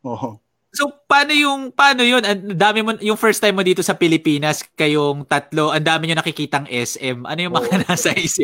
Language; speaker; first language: Filipino; native; Filipino